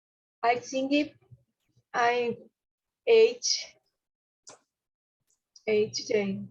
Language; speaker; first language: English; non-native, learner; Portuguese